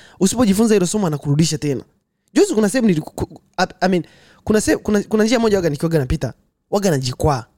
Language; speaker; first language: Swahili; native; Swahili